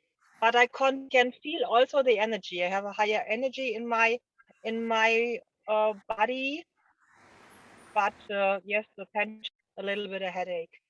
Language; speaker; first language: English; non-native, learner; German